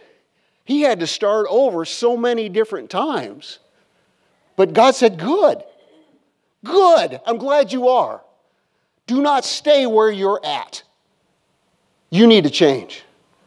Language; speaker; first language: English; native; English